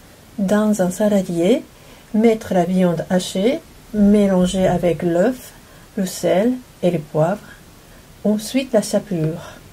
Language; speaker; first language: French; non-native, fluent; Japanese